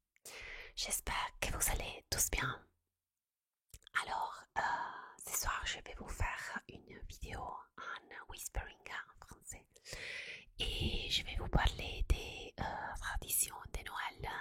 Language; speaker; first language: French; non-native, fluent; Italian